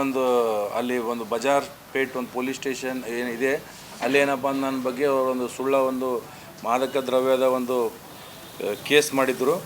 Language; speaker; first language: Kannada; native; Kannada